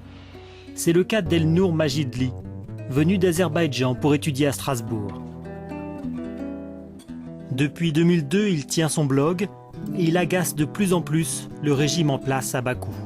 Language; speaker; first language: French; native; French